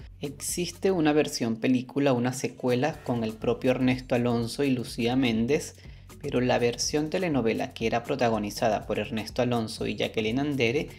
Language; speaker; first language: Spanish; native; Spanish